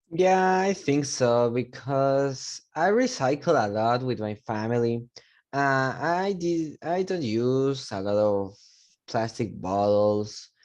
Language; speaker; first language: English; non-native, learner; Spanish